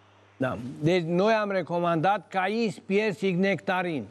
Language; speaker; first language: Romanian; native; Romanian